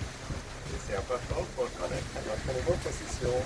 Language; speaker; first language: French; non-native, learner; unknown